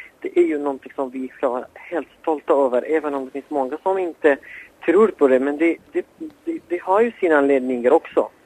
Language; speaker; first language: Swedish; non-native, fluent; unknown